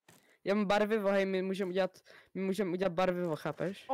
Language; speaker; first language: Czech; native; Czech